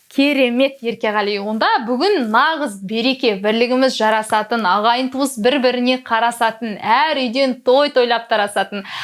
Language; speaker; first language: Kazakh; native; Kazakh